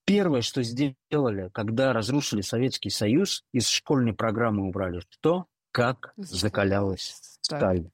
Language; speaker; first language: Russian; native; Russian